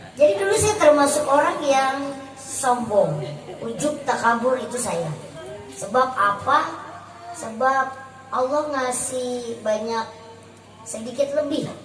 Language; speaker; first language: Indonesian; native; Indonesian